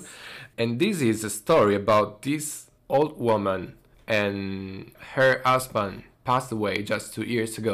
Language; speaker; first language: English; non-native, fluent; Italian